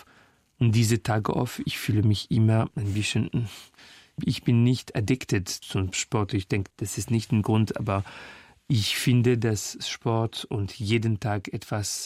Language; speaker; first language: German; non-native, learner; French